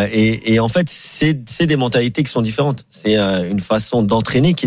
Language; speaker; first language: French; native; French